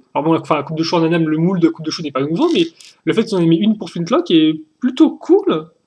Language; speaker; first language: French; native; French